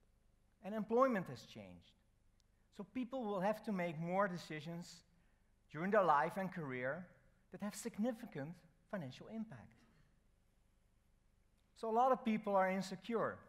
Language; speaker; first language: English; non-native, fluent; Dutch